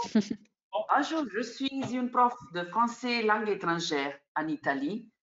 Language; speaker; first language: French; non-native, fluent; Italian